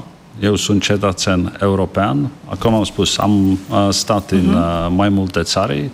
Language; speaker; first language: Romanian; non-native, learner; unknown